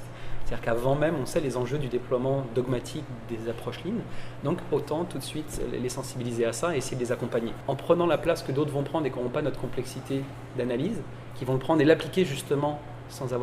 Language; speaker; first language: French; native; French